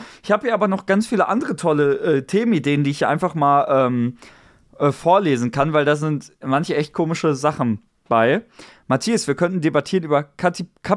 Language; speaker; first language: German; native; German